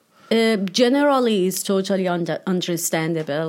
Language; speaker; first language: English; non-native, fluent; Persian